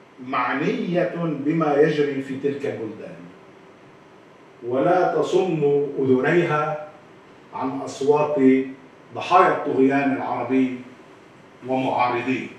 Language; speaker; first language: Arabic; native; Arabic